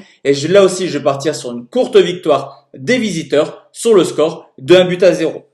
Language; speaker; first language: French; native; French